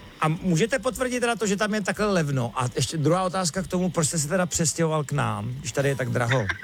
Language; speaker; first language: Czech; native; Czech